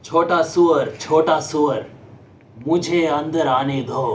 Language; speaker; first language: Hindi; non-native, learner; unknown